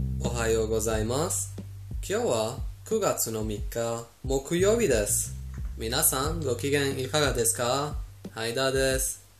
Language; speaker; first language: Japanese; non-native, fluent; Persian